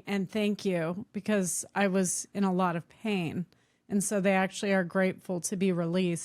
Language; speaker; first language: English; native; English